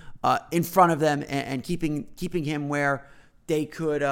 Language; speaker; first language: English; native; English